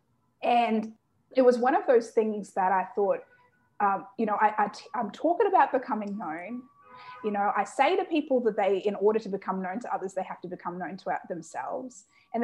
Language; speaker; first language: English; native; English